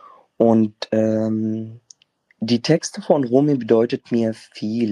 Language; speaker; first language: German; non-native, fluent; Arabic